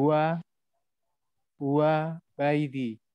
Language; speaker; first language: Arabic; non-native, learner; Indonesian